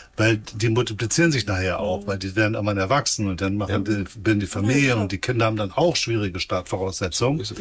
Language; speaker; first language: German; native; German